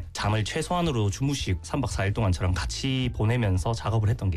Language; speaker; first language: Korean; native; Korean